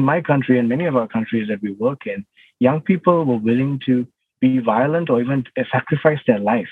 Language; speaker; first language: English; non-native, local second language; Sinhala